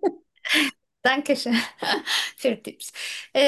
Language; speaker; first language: German; non-native, learner; Turkish